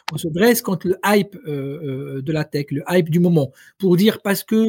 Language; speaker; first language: French; non-native, local second language; Arabic